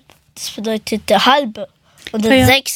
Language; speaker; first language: German; early bilingual, other home language; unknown